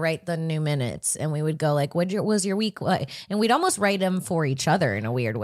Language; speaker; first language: English; early bilingual, other home language; Spanish